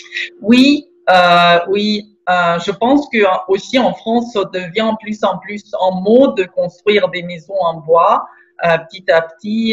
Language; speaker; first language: French; non-native, fluent; Estonian